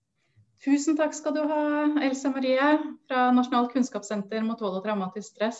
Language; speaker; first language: Norwegian; native; Norwegian